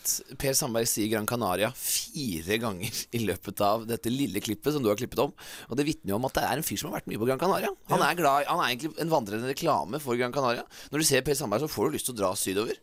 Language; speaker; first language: Norwegian; native; Norwegian